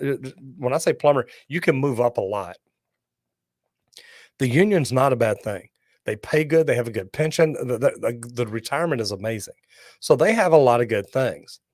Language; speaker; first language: English; native; English